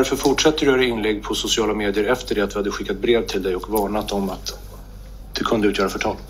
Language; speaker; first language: Swedish; native; Swedish